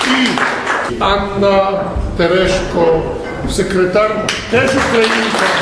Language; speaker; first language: Ukrainian; early bilingual, heritage; Ukrainian